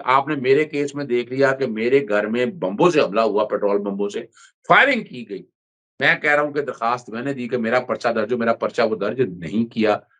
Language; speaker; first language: Urdu; non-native, local second language; Punjabi